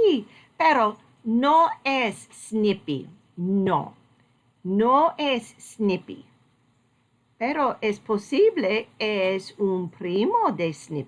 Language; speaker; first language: Spanish; non-native, learner; English